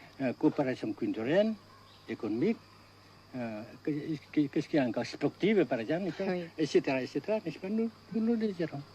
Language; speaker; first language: French; non-native, fluent; Vietnamese